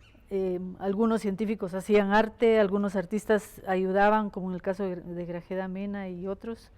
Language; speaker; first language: Spanish; native; Spanish